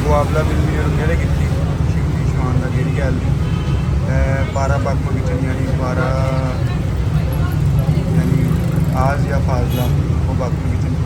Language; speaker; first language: Turkish; non-native, learner; Urdu